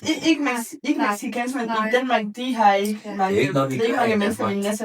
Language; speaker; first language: Danish; non-native, learner; Spanish